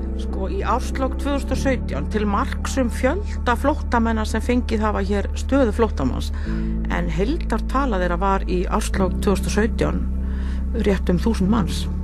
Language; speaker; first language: Icelandic; native; Icelandic